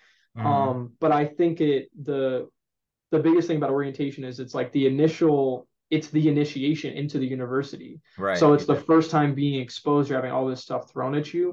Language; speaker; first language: English; native; English